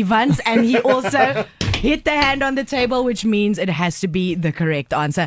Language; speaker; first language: English; native; English